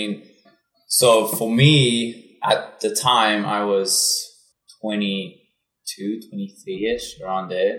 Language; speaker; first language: English; non-native, local second language; Afrikaans